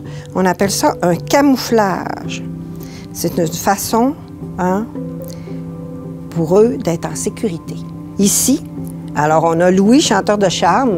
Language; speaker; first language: French; native; French